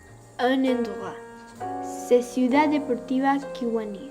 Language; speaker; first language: French; non-native, learner; Spanish